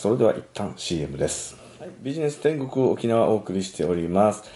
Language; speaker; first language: Japanese; native; Japanese